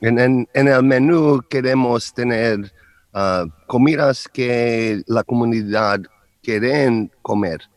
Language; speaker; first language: Spanish; non-native, learner; English